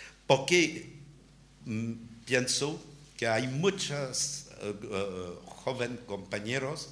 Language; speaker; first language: Spanish; non-native, learner; French